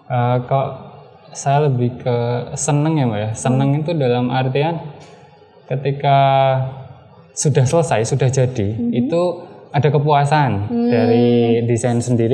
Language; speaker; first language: Indonesian; native; Indonesian